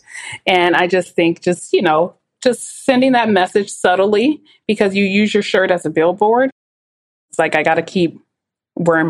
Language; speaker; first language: English; native; English